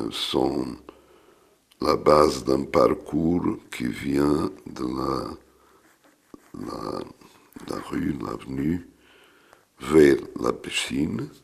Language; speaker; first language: French; non-native, fluent; Portuguese